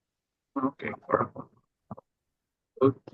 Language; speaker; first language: English; non-native, learner; Spanish